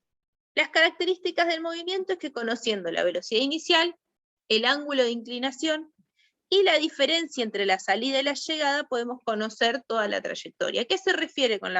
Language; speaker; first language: Spanish; native; Spanish